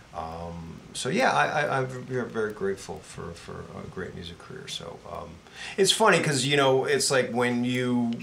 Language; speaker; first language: English; native; English